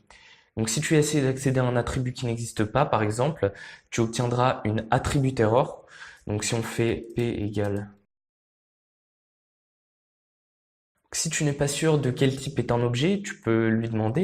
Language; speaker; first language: French; native; French